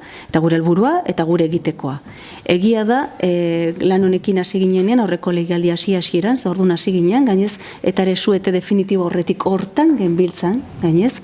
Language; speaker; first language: Basque; native; Basque